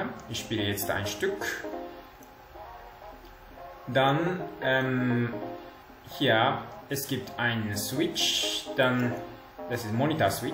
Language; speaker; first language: German; non-native, learner; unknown